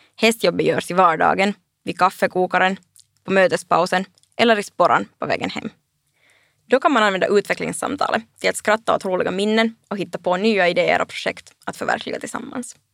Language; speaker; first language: Swedish; native; Swedish